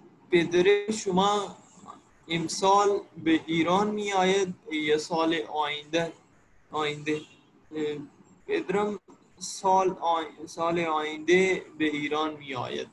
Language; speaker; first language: Persian; non-native, learner; Urdu